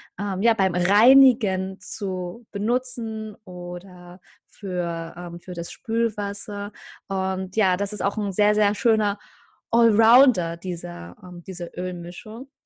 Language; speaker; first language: German; native; German